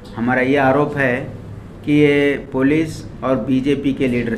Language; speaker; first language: Hindi; non-native, local second language; Kannada